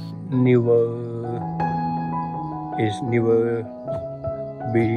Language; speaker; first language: English; non-native, learner; Khmer